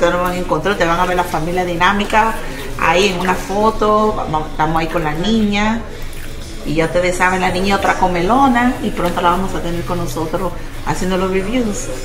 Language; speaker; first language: Spanish; early bilingual, heritage; Spanish